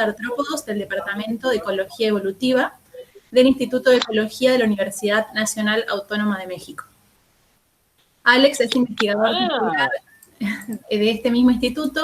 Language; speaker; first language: Spanish; native; Spanish